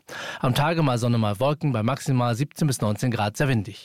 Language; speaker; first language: German; native; German